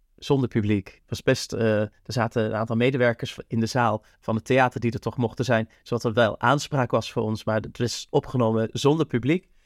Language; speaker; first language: Dutch; native; Dutch